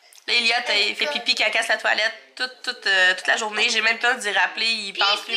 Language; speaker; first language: French; native; French